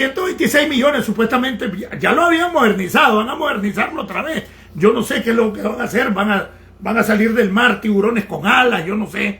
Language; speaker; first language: Spanish; native; Spanish